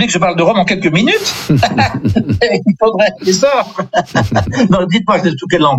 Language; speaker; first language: French; non-native, local second language; Swiss German